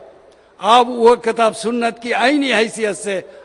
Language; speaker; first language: Urdu; non-native, fluent; Bangla